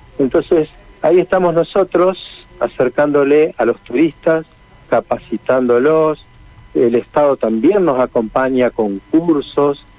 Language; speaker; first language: Spanish; native; Spanish